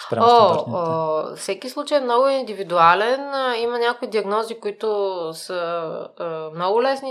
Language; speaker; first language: Bulgarian; native; Bulgarian